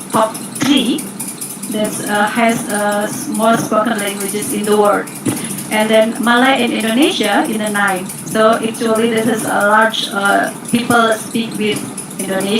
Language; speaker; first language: English; non-native, learner; Indonesian